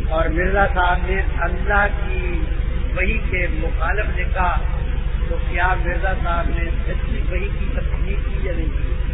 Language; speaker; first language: Urdu; non-native, local second language; Punjabi